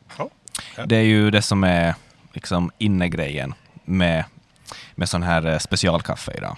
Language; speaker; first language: Swedish; native; Swedish